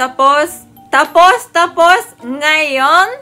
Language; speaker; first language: Filipino; non-native, learner; Japanese